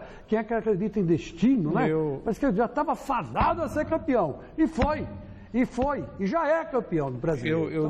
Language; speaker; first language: Portuguese; native; Portuguese